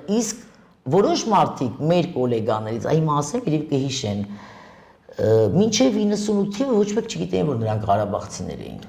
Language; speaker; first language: Armenian; native; Armenian